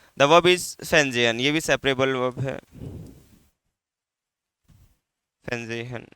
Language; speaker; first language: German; non-native, fluent; Hindi